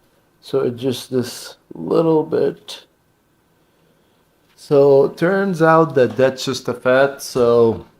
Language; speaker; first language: English; non-native, fluent; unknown